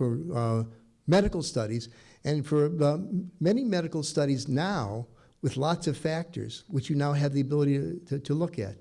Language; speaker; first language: English; native; English